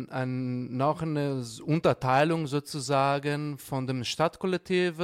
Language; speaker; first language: German; non-native, fluent; Italian